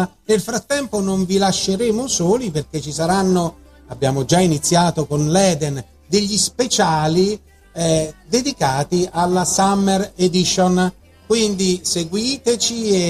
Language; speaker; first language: Italian; native; Italian